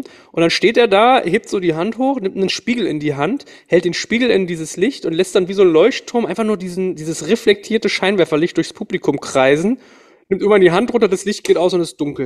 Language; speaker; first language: German; native; German